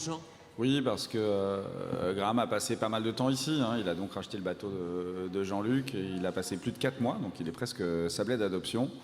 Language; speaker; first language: French; native; French